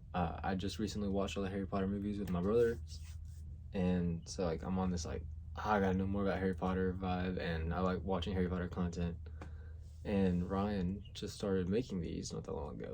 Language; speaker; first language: English; native; English